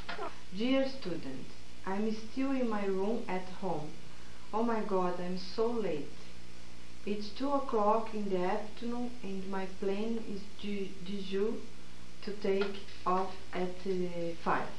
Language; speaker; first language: English; non-native, learner; Portuguese